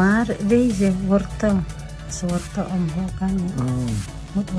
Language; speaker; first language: Dutch; non-native, learner; Indonesian